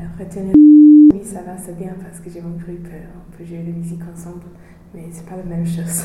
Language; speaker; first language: French; non-native, fluent; English